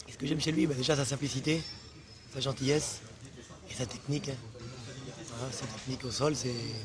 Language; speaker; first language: French; native; French